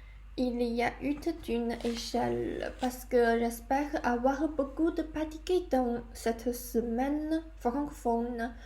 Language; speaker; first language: French; non-native, learner; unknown